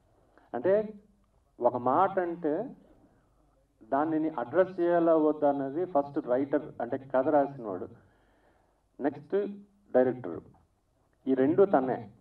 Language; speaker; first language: Telugu; native; Telugu